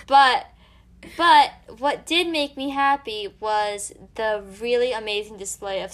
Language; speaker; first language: English; native; English